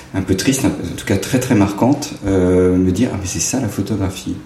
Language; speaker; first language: French; native; French